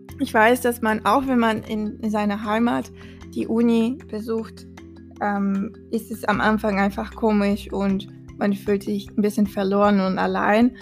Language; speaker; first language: German; non-native, fluent; Portuguese